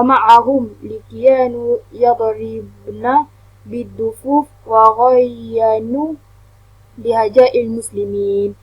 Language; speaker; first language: Arabic; non-native, learner; Malay